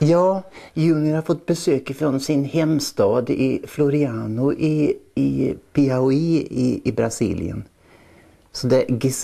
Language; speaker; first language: Swedish; native; Swedish